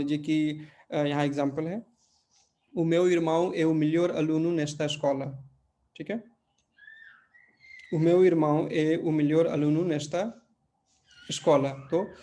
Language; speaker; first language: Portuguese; non-native, fluent; Hindi